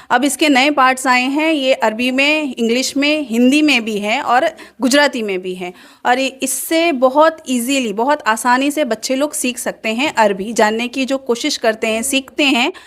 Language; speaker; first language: Hindi; native; Hindi